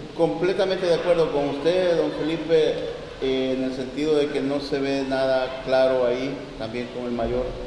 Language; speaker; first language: Spanish; native; Spanish